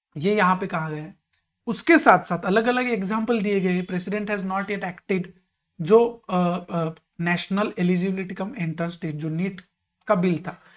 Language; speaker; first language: Hindi; non-native, local second language; Marathi